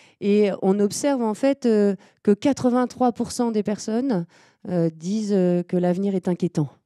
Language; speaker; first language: French; native; French